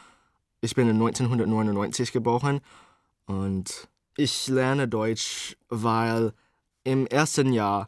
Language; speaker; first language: German; non-native, learner; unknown